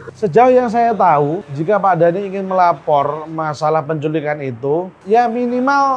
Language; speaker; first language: Indonesian; native; Indonesian